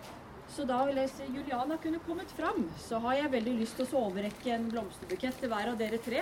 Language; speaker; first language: Norwegian; native; Norwegian